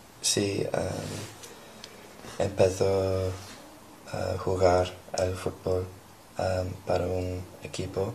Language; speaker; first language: Spanish; non-native, learner; English